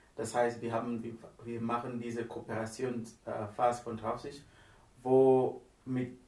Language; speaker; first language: German; non-native, fluent; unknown